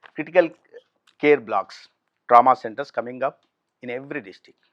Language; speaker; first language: English; non-native, local second language; Telugu